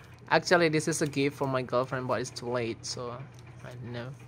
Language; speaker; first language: English; non-native, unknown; Indonesian